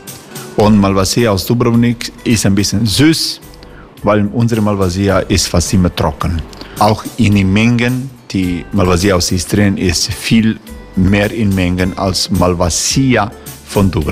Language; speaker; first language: German; non-native, learner; Croatian